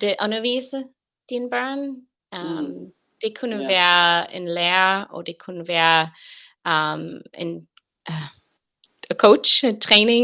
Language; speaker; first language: Danish; non-native, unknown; English